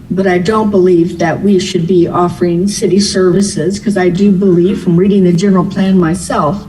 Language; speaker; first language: English; native; English